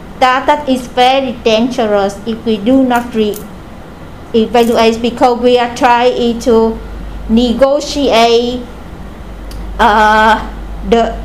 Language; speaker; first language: English; non-native, learner; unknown